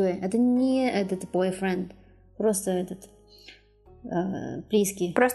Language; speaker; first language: Russian; non-native, learner; Chinese